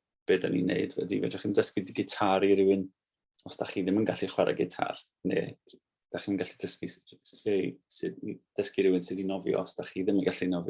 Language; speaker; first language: Welsh; native; Welsh